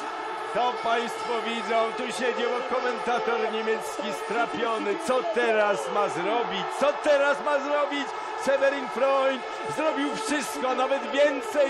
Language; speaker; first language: Polish; native; Polish